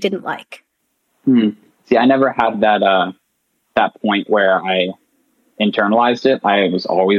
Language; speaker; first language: English; native; English